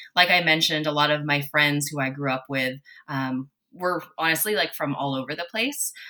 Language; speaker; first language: English; native; English